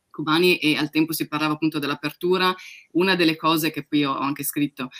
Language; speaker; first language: Italian; native; Italian